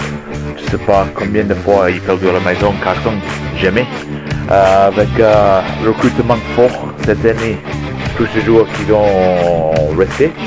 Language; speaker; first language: French; non-native, learner; English